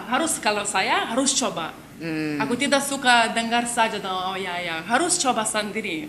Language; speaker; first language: Indonesian; non-native, learner; Lithuanian